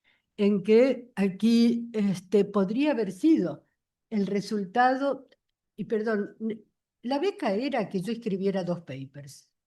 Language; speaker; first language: Spanish; native; Spanish